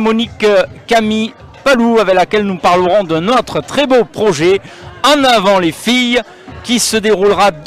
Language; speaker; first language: French; native; French